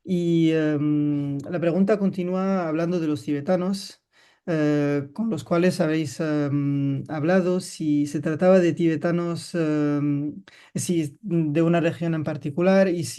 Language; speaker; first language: Spanish; non-native, fluent; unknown